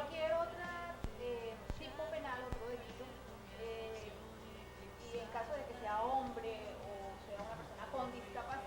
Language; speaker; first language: Spanish; native; Spanish